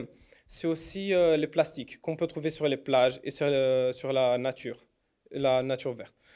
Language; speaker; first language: French; non-native, learner; Romanian